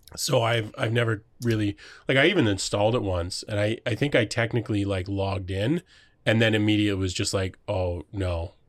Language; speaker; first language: English; native; English